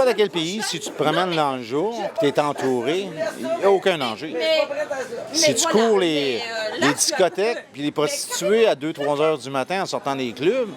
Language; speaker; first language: French; native; French